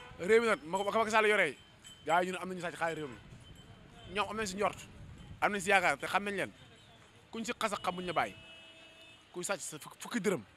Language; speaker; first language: Wolof; native; Wolof